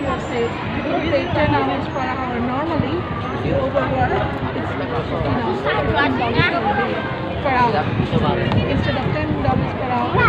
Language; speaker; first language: English; non-native, fluent; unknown